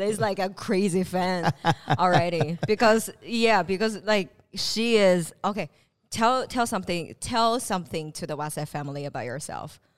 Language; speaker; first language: English; non-native, fluent; Chinese